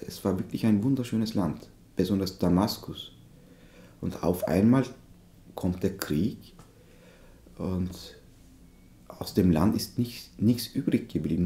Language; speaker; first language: German; non-native, fluent; Turkish